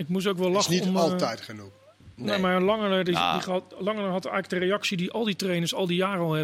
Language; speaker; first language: Dutch; native; Dutch